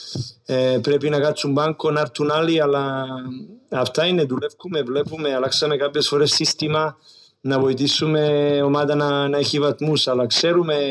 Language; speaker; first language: Greek; non-native, learner; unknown